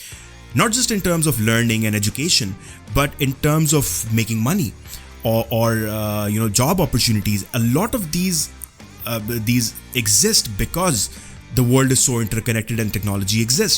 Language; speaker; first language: English; non-native, local second language; Urdu